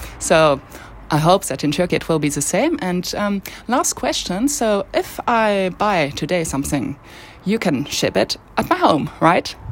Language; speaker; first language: English; non-native, fluent; French